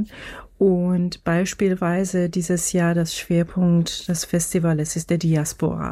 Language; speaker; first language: German; non-native, fluent; Persian